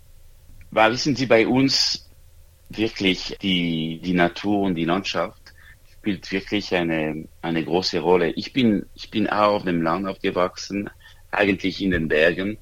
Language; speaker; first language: German; non-native, local second language; French